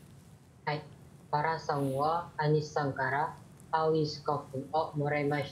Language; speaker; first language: Japanese; non-native, learner; Malay